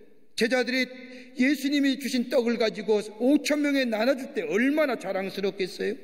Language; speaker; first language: Korean; native; Korean